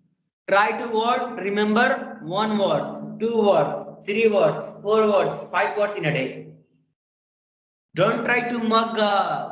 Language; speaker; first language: English; non-native, learner; Bhojpuri